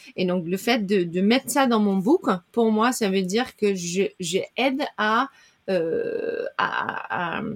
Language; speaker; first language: French; non-native, fluent; Dutch